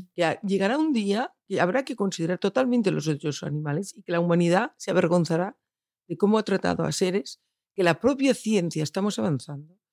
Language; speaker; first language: Spanish; non-native, local second language; Catalan